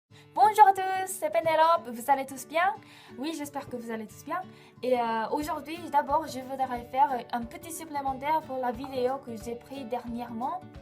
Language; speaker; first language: French; non-native, fluent; Japanese